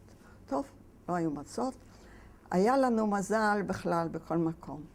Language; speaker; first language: Hebrew; non-native, fluent; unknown